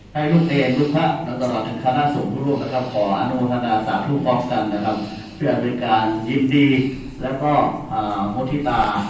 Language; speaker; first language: Thai; native; Thai